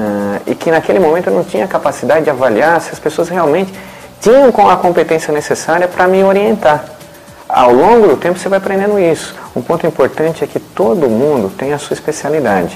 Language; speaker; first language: Portuguese; native; Portuguese